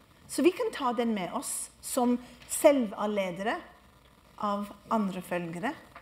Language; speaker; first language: Norwegian; non-native, fluent; English